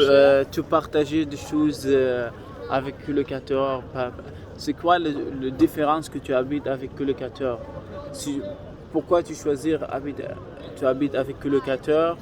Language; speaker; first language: French; non-native, learner; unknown